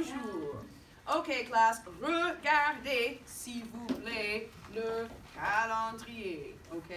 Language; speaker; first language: French; non-native, fluent; English